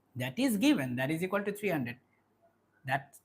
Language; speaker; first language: English; non-native, local second language; Bangla